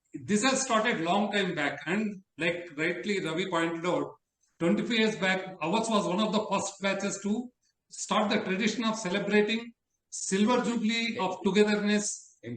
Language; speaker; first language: English; non-native, local second language; Telugu